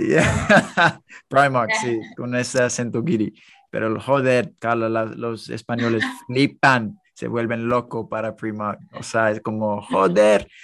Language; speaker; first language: Spanish; non-native, fluent; English